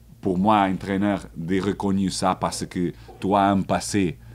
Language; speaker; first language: French; non-native, learner; Portuguese